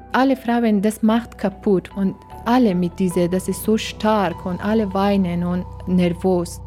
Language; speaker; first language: German; non-native, learner; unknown